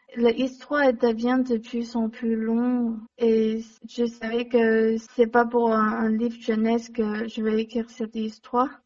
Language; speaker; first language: French; non-native, learner; Chinese